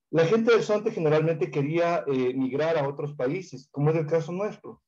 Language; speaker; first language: Spanish; native; Spanish